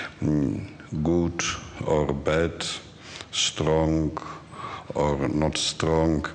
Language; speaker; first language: English; non-native, learner; Czech